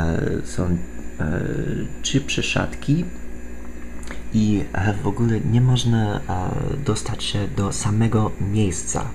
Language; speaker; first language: Polish; non-native, fluent; English